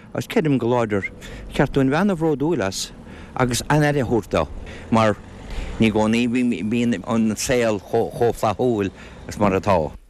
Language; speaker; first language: Irish; native; Irish